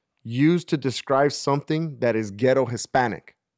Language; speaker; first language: English; early bilingual, other home language; Spanish